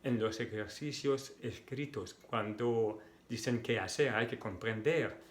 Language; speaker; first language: Spanish; non-native, fluent; French